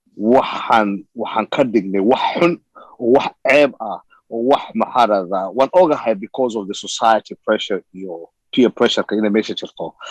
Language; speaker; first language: Somali; early bilingual, heritage; Somali